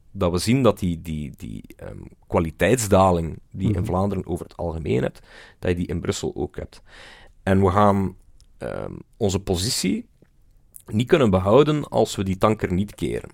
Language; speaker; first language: Dutch; native; Dutch